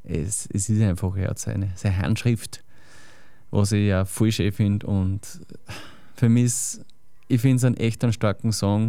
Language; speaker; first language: German; native; German